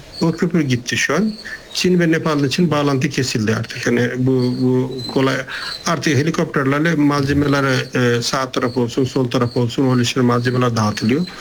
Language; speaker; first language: Turkish; non-native, fluent; Nepali